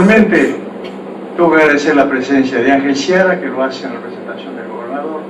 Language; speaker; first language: Spanish; native; Spanish